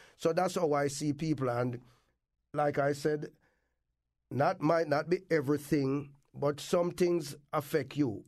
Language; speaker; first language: English; native; English